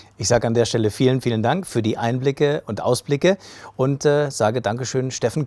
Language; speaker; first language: German; native; German